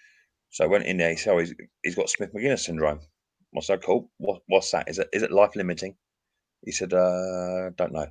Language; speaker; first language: English; native; English